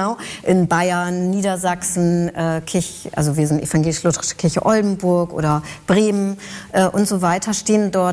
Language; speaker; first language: German; native; German